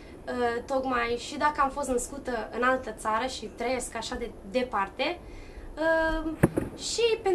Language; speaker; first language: Romanian; early bilingual, heritage; Romanian